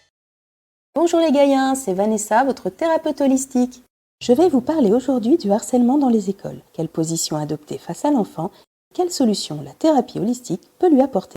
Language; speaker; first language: French; native; French